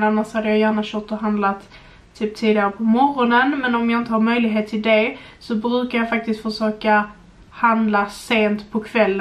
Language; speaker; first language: Swedish; native; Swedish